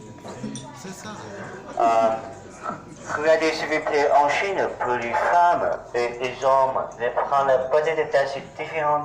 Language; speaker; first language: French; non-native, learner; Chinese